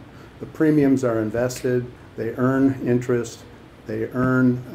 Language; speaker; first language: English; native; English